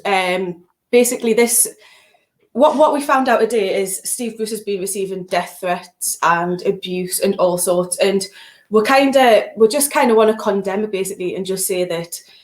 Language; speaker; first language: English; native; English